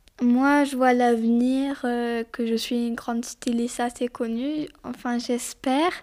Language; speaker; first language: French; early bilingual, other home language; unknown